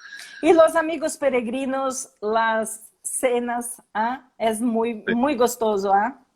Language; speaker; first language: Spanish; non-native, learner; Portuguese